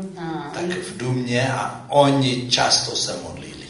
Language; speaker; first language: Czech; non-native, fluent; Amharic